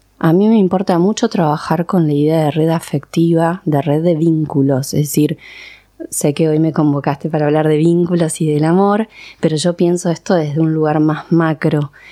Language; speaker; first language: Spanish; early bilingual, other home language; Persian